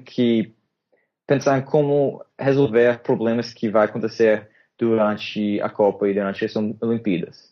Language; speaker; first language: Portuguese; non-native, fluent; English